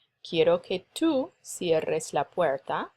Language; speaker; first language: Spanish; non-native, fluent; English